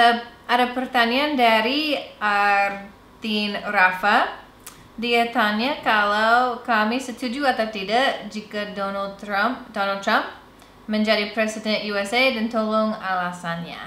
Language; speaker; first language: Indonesian; non-native, fluent; English